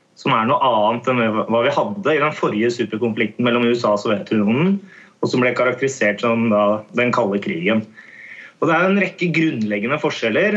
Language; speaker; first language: Norwegian; native; Norwegian